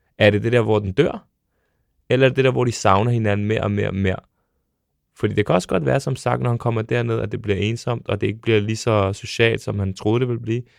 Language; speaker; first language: Danish; early bilingual, other home language; Serbian